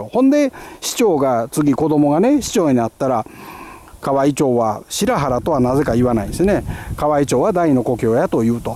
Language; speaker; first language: Japanese; native; Japanese